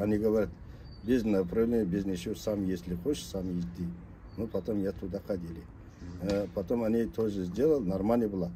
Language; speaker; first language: Russian; non-native, local second language; Kazakh